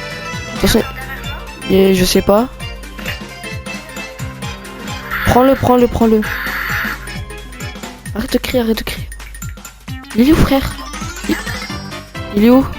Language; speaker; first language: French; native; French